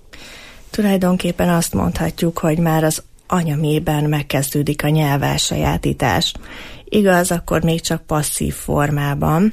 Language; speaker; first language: Hungarian; native; Hungarian